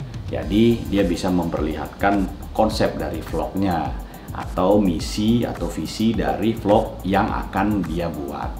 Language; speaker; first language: Indonesian; native; Indonesian